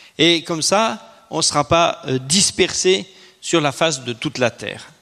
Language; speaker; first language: French; native; French